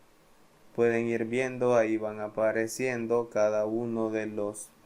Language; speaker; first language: Spanish; native; Spanish